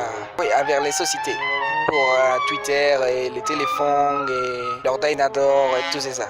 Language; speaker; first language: French; non-native, learner; Spanish